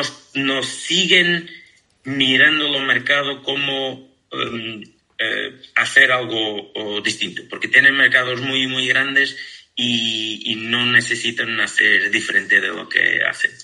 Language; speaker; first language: Spanish; non-native, fluent; Portuguese